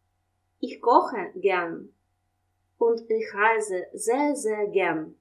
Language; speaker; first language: German; non-native, fluent; Russian